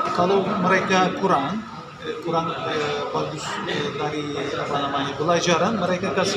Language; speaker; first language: Indonesian; non-native, learner; English